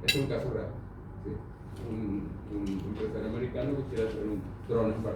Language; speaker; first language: Spanish; native; Spanish